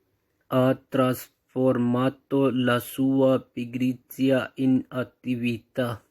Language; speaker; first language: Italian; non-native, fluent; Urdu